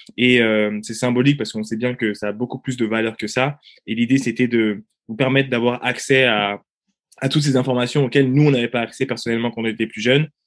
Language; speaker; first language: French; native; French